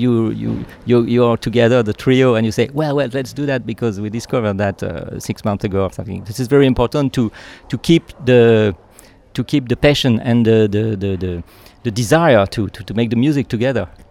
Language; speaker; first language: English; non-native, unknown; French